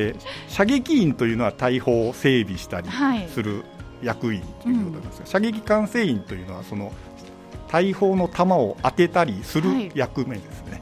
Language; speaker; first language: Japanese; native; Japanese